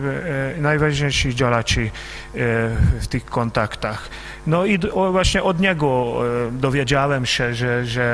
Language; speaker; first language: Polish; non-native, fluent; Hungarian